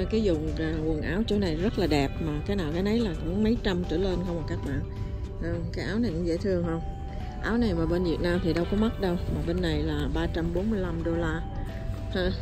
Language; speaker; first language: Vietnamese; native; Vietnamese